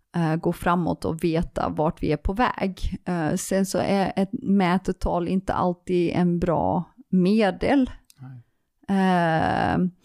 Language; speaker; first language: Swedish; non-native, fluent; Dutch